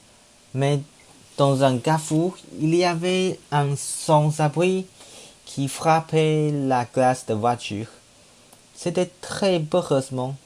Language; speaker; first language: French; non-native, learner; Chinese